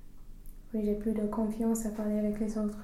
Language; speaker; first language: French; non-native, fluent; English